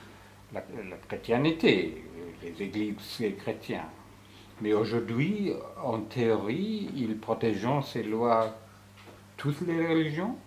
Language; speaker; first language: French; non-native, fluent; English